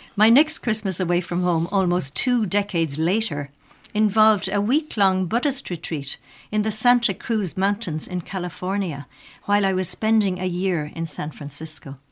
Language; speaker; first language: English; native; English